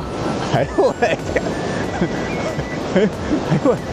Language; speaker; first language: Chinese; native; Chinese